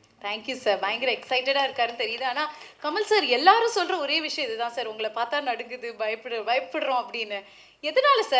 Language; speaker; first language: Tamil; native; Tamil